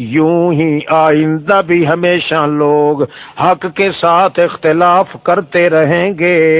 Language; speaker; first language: Urdu; non-native, local second language; Saraiki